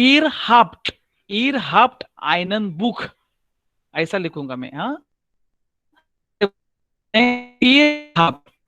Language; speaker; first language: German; non-native, learner; Marathi